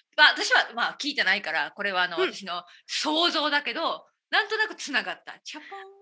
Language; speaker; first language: Japanese; native; Japanese